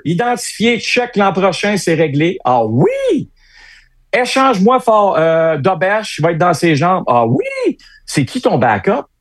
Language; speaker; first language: French; native; French